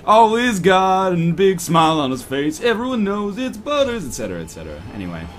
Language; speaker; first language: English; native; English